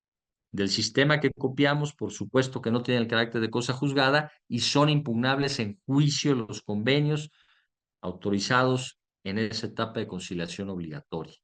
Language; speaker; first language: Spanish; native; Spanish